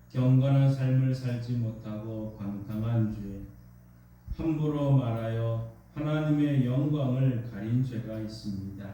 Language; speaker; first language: Korean; native; Korean